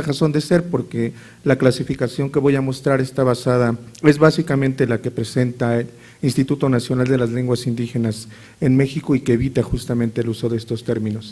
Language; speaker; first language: Spanish; native; Spanish